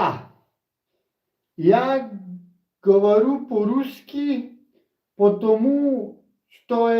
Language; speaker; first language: Russian; non-native, learner; Slovenian